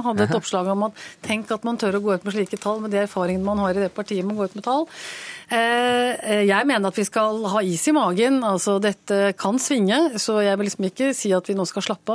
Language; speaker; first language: Norwegian; native; Norwegian